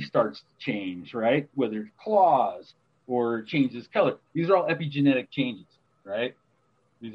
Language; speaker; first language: English; native; English